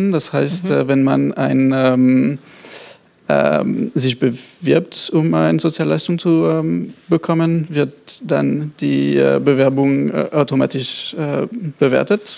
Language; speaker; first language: German; non-native, fluent; French